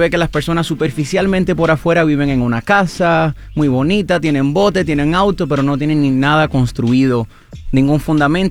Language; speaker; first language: Spanish; native; Spanish